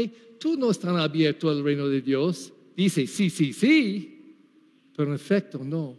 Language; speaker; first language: Spanish; non-native, learner; English